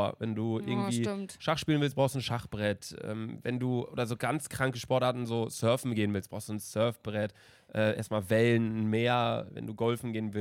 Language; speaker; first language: German; native; German